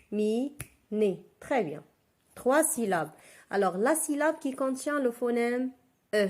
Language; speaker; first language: French; non-native, local second language; Arabic